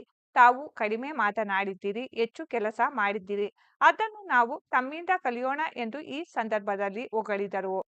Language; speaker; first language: Kannada; native; Kannada